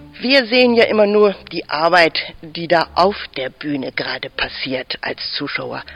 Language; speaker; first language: German; native; German